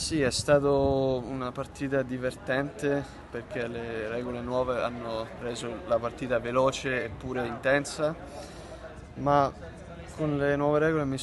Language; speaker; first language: Italian; early bilingual, heritage; English